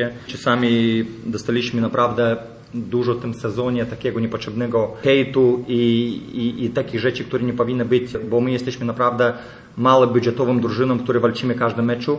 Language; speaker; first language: Polish; non-native, fluent; Lithuanian